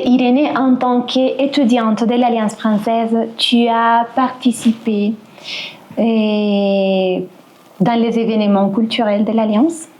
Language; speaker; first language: French; non-native, fluent; Spanish